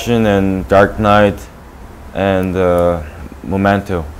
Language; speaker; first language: English; non-native, learner; Korean